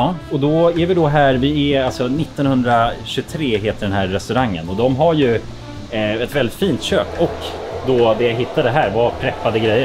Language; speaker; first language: Swedish; native; Swedish